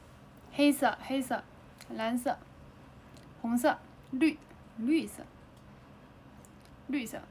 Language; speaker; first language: Chinese; native; Chinese